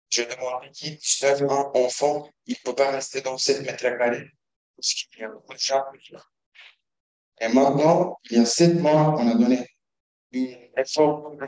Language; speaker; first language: French; non-native, learner; Kurdish